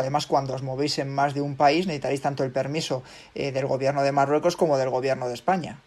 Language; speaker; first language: Spanish; native; Spanish